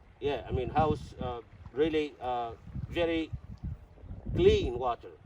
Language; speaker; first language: English; non-native, fluent; Arabic